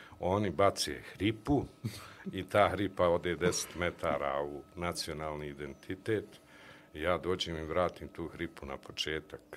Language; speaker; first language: Bosnian; native; Bosnian